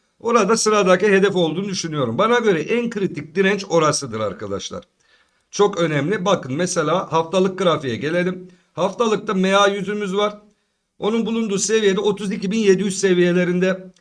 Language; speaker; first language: Turkish; native; Turkish